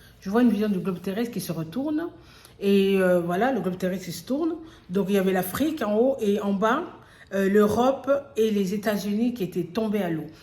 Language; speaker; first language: French; early bilingual, other home language; Lingala